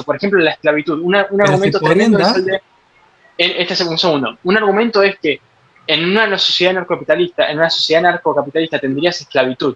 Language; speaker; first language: Spanish; native; Spanish